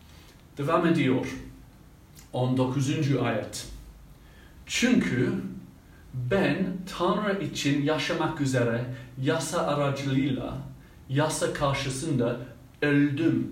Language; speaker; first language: Turkish; non-native, fluent; English